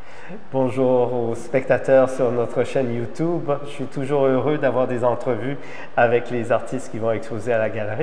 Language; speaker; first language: French; native; French